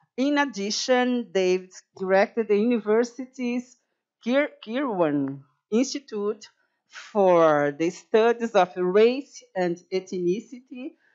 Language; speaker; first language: English; non-native, fluent; Portuguese